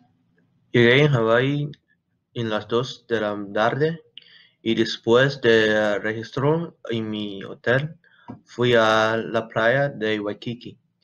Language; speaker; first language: Spanish; non-native, learner; English